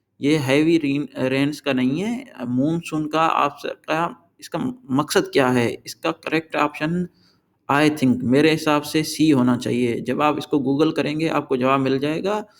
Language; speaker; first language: Urdu; non-native, local second language; Sindhi